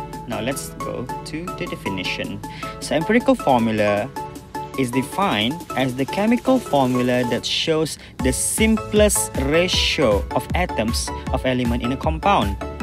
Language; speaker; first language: English; non-native, local second language; Malay